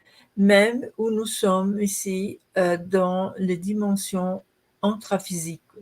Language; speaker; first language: French; non-native, learner; Portuguese